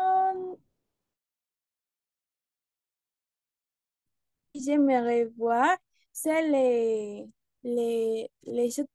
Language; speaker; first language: French; non-native, learner; Spanish